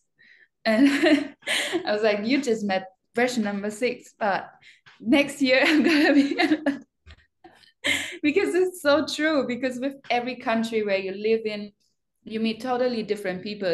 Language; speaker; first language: English; non-native, fluent; German